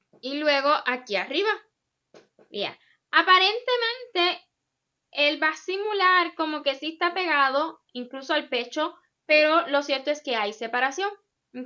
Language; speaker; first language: Spanish; native; Spanish